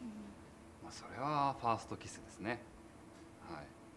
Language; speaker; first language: Japanese; native; Japanese